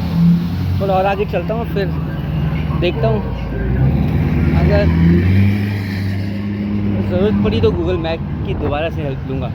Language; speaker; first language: Hindi; native; Hindi